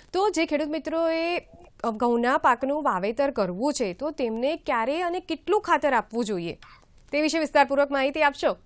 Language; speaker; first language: Gujarati; native; Gujarati